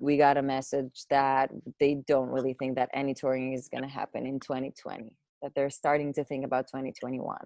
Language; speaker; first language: English; non-native, fluent; Hebrew